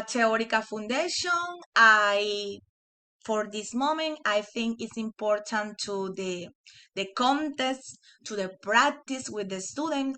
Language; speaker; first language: English; non-native, learner; Spanish